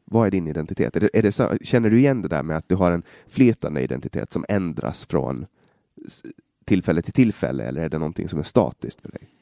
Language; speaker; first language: Swedish; native; Swedish